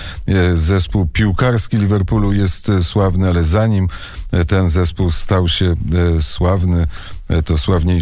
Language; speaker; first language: Polish; native; Polish